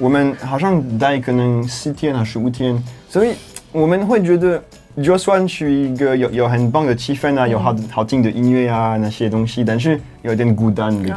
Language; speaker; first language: Chinese; non-native, fluent; French